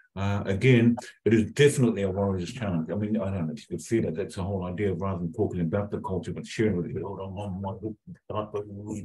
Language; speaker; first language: English; native; English